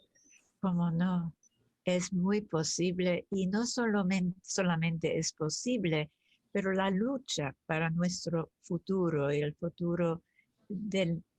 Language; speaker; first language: Spanish; early bilingual, other home language; German